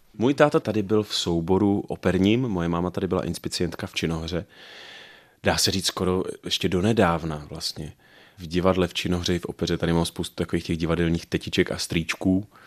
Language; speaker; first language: Czech; native; Czech